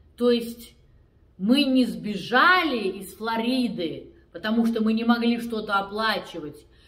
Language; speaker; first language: Russian; native; Russian